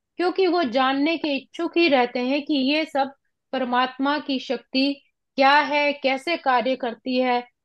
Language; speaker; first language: Hindi; non-native, local second language; Punjabi